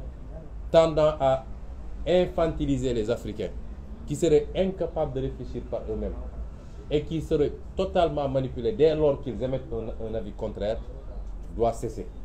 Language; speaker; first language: French; non-native, local second language; Wolof